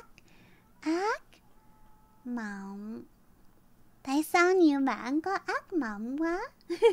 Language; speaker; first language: Vietnamese; early bilingual, heritage; Vietnamese